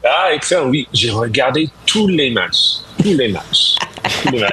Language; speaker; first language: French; non-native, fluent; English